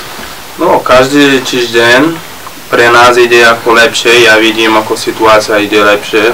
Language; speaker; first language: Slovak; non-native, learner; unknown